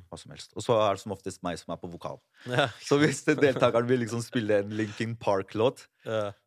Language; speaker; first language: Norwegian; early bilingual, other home language; Spanish